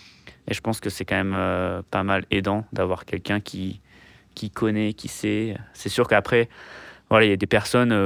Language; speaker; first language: French; native; French